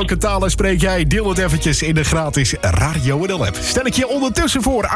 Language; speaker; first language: Dutch; native; Dutch